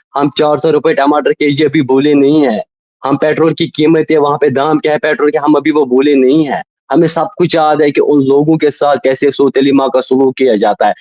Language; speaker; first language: Urdu; non-native, local second language; Kashmiri